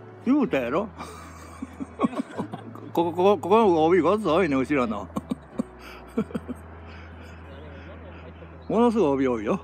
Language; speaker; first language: Japanese; native; Japanese